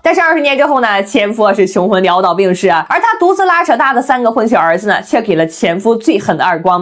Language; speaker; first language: Chinese; native; Chinese